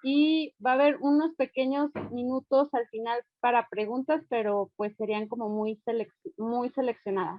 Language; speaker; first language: Spanish; native; Spanish